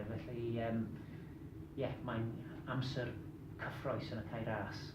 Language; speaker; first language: Welsh; non-native, learner; English